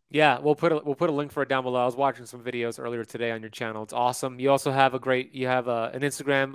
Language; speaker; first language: English; native; English